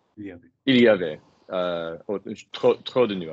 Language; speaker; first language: French; non-native, fluent; English